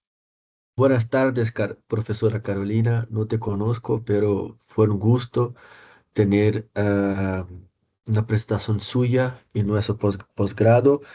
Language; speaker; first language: Spanish; non-native, fluent; Portuguese